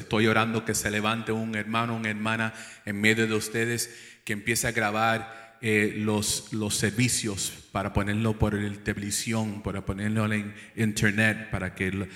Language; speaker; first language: Spanish; early bilingual, heritage; English